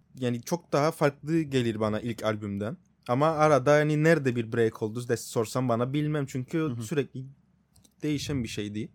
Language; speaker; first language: Turkish; native; Turkish